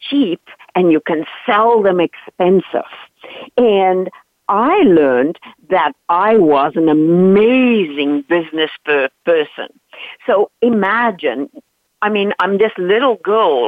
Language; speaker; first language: English; non-native, local second language; Dutch